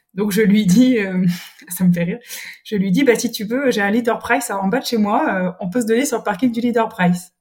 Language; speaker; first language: French; native; French